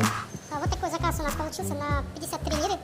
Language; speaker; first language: Russian; non-native, local second language; Kyrgyz